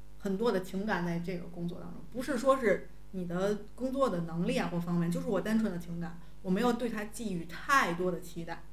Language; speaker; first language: Chinese; native; Chinese